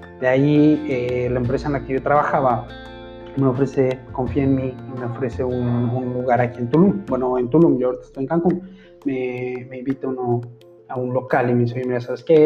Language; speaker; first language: Spanish; native; Spanish